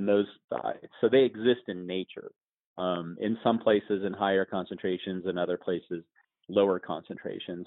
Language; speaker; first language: English; native; English